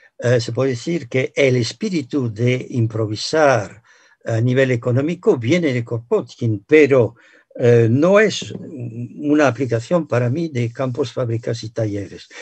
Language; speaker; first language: Spanish; non-native, fluent; French